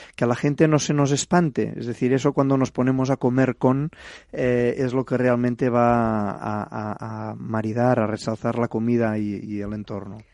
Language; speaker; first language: Spanish; native; Spanish